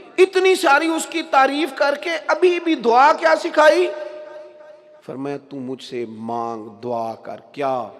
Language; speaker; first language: Urdu; non-native, local second language; Punjabi